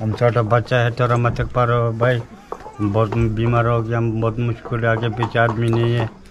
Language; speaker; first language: Hindi; non-native, local second language; Tibetan